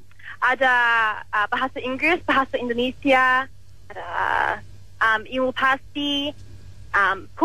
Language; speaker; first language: Indonesian; non-native, learner; English